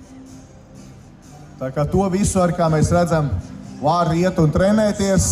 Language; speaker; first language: Latvian; non-native, local second language; Russian